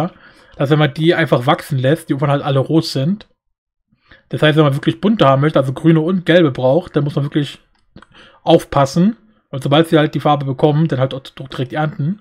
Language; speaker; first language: German; native; German